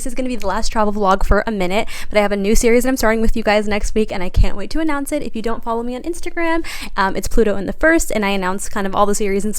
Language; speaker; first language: English; native; English